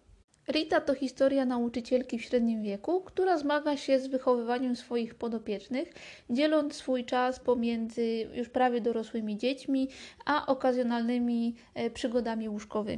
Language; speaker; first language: Polish; native; Polish